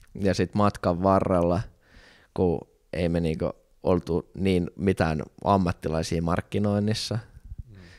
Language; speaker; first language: Finnish; native; Finnish